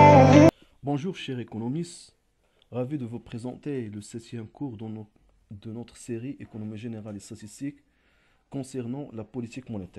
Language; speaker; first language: French; non-native, local second language; Arabic